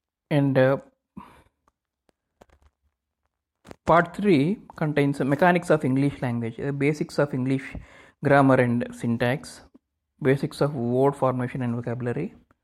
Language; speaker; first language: English; non-native, local second language; Telugu